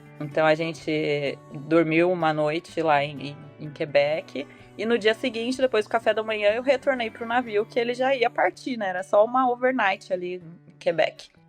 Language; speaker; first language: Portuguese; native; Portuguese